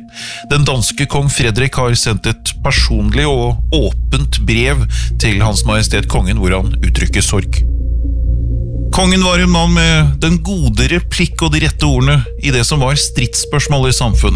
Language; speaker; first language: Norwegian; native; Norwegian